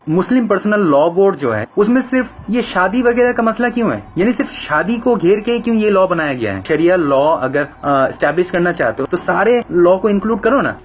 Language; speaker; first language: Hindi; non-native, fluent; Bangla